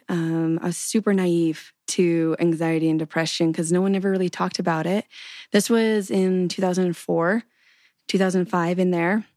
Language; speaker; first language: English; native; English